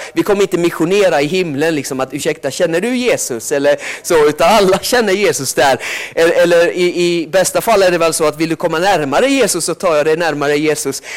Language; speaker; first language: Swedish; early bilingual, other home language; Finnish